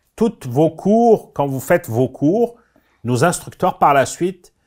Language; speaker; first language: French; non-native, local second language; Arabic